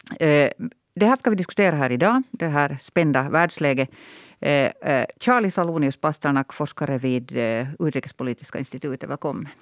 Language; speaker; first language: Swedish; native; Swedish